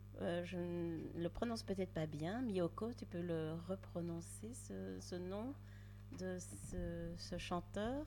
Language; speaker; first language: French; native; French